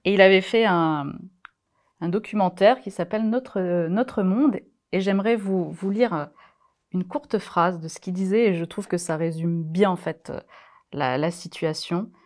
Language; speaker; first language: French; native; French